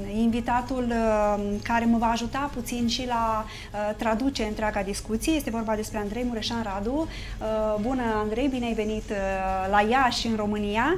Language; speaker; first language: Romanian; native; Romanian